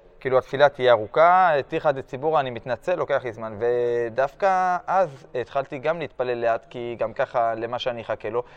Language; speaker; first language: Hebrew; early bilingual, other home language; French